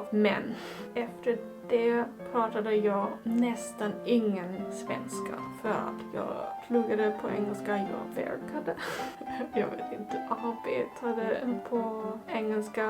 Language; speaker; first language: Swedish; non-native, learner; German